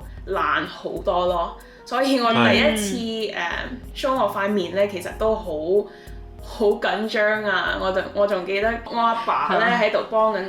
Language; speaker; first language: Cantonese; early bilingual, heritage; Cantonese